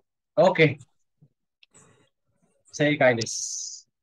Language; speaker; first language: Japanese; non-native, fluent; Indonesian